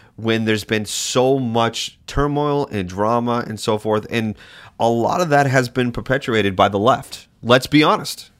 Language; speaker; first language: English; native; English